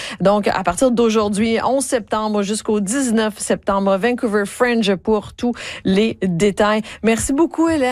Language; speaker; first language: French; native; French